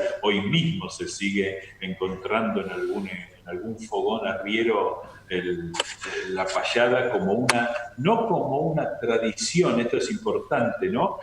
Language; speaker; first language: Spanish; native; Spanish